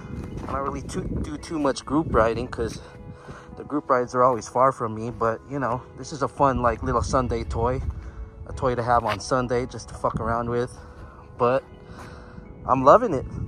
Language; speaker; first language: English; native; English